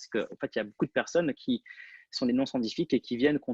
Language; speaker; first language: French; native; French